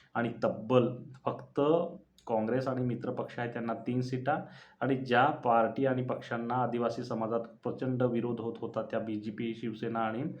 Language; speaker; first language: Marathi; non-native, local second language; Bhili